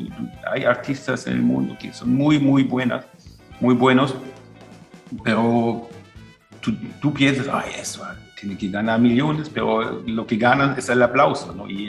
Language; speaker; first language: Spanish; non-native, fluent; German